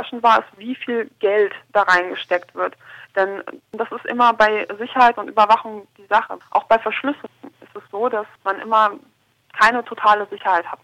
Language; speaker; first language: German; native; German